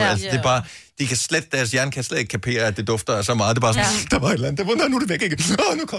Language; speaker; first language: Danish; native; Danish